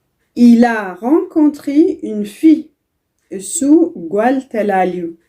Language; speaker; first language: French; non-native, fluent; Tigrinya